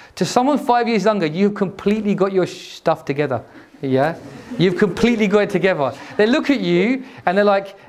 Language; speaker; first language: English; native; English